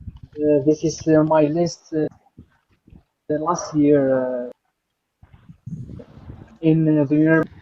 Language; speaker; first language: English; non-native, learner; Arabic